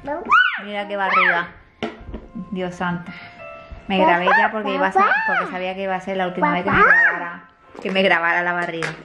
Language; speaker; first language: Spanish; native; Spanish